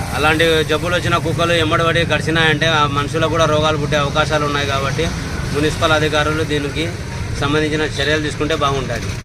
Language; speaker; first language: Telugu; native; Telugu